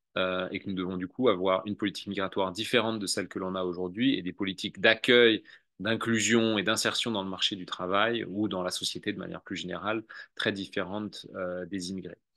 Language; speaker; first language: French; native; French